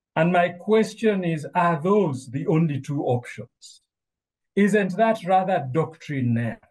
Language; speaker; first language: English; non-native, local second language; Luo (Kenya and Tanzania)